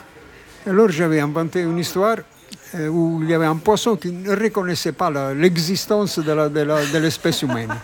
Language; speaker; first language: French; non-native, fluent; Italian